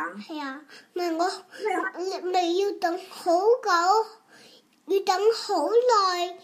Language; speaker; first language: Chinese; early bilingual, heritage; Cantonese